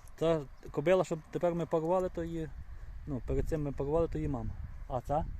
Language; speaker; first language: Ukrainian; native; Ukrainian